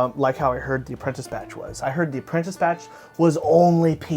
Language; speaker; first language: English; native; English